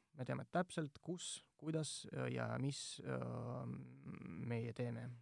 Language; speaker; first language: Estonian; non-native, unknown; Russian